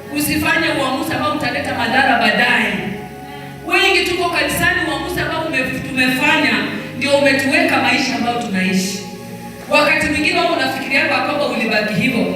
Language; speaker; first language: Swahili; non-native, local second language; Luyia